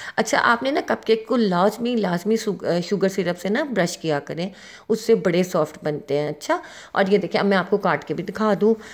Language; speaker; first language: Urdu; native; Urdu